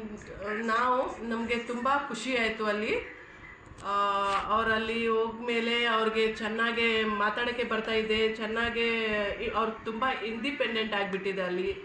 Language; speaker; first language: Kannada; non-native, local second language; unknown